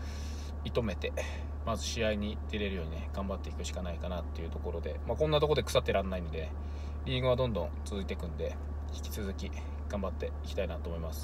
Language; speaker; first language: Japanese; native; Japanese